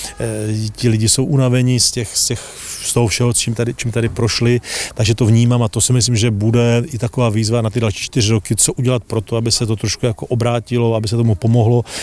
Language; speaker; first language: Czech; native; Czech